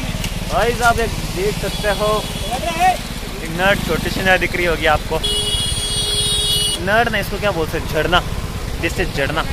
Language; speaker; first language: Hindi; native; Hindi